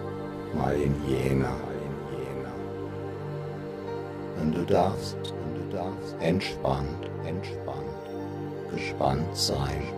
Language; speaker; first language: German; native; German